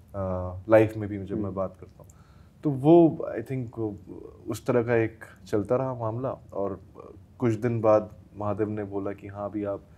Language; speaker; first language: Hindi; native; Hindi